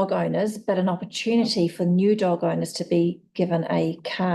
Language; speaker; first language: English; native; English